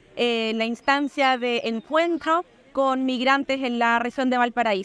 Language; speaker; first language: Spanish; native; Spanish